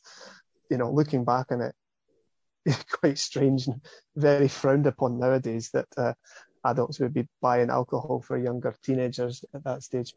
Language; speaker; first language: English; native; English